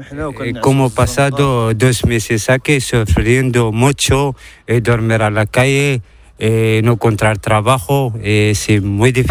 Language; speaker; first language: Spanish; non-native, learner; Arabic